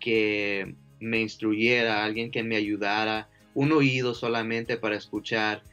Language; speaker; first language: Spanish; early bilingual, heritage; Spanish